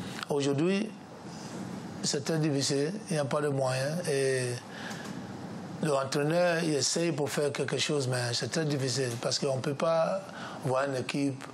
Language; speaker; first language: French; non-native, learner; English